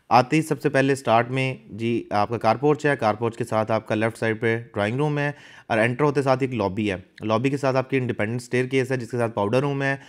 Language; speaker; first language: Urdu; native; Urdu